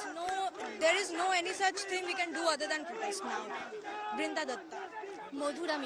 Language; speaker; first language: English; non-native, local second language; Bangla